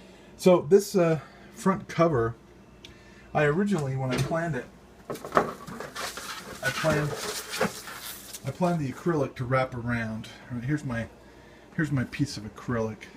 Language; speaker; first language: English; native; English